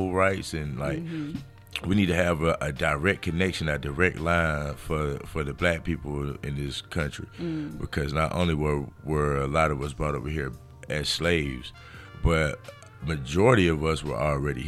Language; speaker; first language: English; native; English